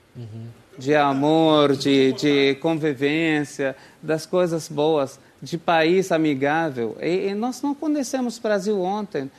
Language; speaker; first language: Portuguese; non-native, fluent; Arabic